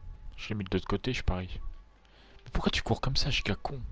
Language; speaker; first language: French; native; French